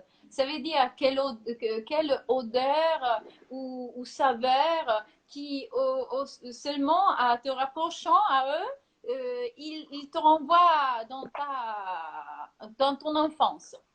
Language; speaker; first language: French; non-native, learner; Italian